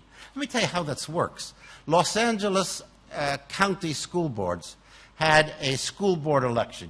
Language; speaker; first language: English; native; English